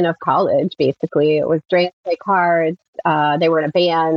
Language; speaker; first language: English; native; English